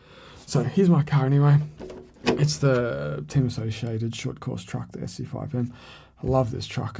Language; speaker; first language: English; native; English